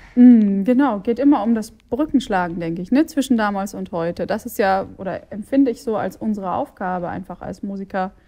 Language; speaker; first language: German; native; German